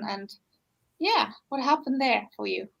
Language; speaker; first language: English; non-native, fluent; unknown